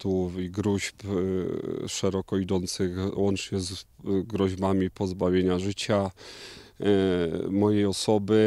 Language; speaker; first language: Polish; native; Polish